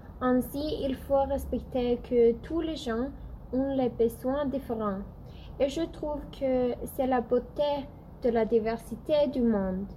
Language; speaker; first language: French; non-native, learner; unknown